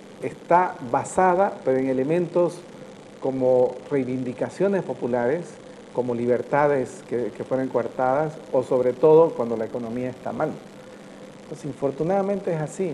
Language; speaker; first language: Spanish; native; Spanish